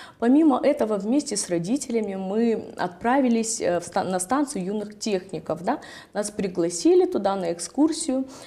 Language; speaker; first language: Russian; non-native, local second language; Ossetic